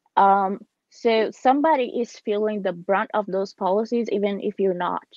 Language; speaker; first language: English; non-native, fluent; Portuguese